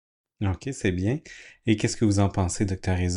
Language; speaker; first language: French; native; French